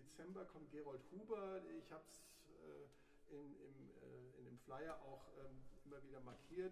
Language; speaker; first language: German; native; German